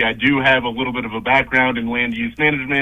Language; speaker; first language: English; native; English